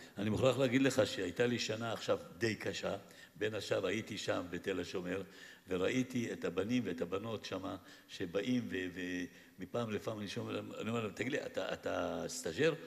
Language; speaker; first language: Hebrew; native; Hebrew